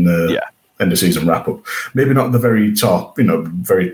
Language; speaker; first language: English; native; English